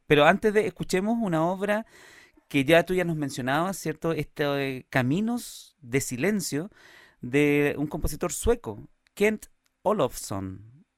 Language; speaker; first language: Spanish; native; Spanish